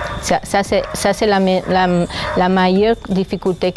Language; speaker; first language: French; non-native, fluent; Spanish